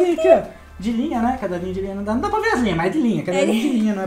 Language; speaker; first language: Portuguese; native; Portuguese